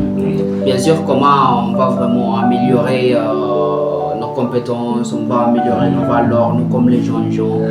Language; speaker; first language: French; non-native, learner; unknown